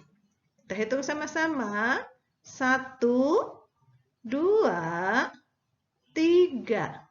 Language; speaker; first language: Indonesian; native; Indonesian